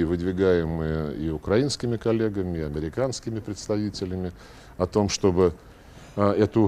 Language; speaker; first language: Russian; native; Russian